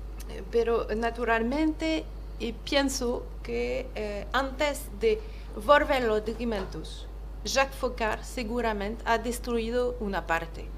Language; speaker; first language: Spanish; non-native, fluent; French